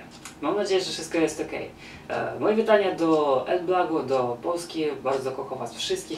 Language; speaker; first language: Polish; non-native, learner; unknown